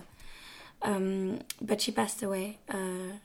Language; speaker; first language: English; non-native, fluent; French